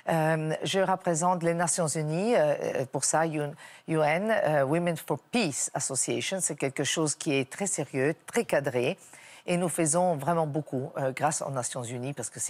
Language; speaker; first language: French; non-native, fluent; Italian